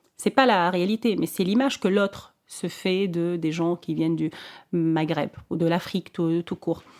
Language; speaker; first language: French; non-native, local second language; Arabic